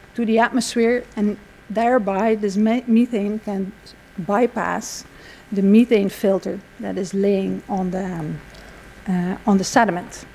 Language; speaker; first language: English; non-native, fluent; Dutch